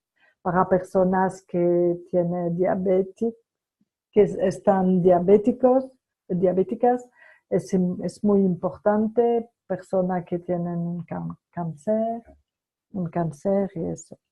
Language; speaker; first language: Spanish; non-native, fluent; French